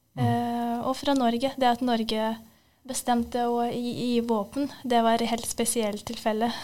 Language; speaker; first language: Norwegian; non-native, fluent; Ukrainian